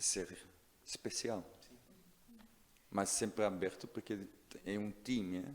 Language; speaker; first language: Portuguese; non-native, learner; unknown